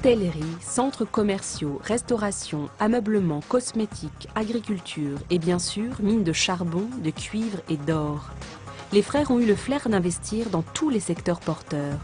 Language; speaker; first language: French; native; French